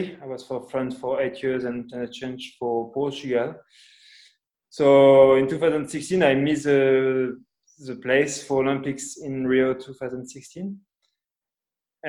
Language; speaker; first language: English; non-native, learner; French